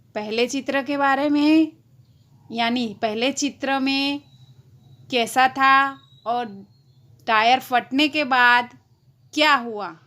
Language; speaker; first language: Hindi; non-native, local second language; Gujarati